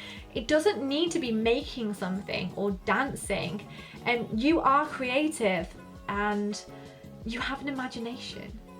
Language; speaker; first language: English; native; English